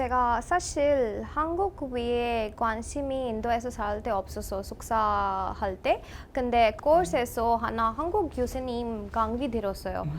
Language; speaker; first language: Korean; non-native, learner; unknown